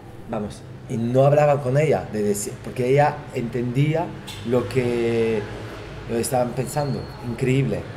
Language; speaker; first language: Spanish; non-native, fluent; Portuguese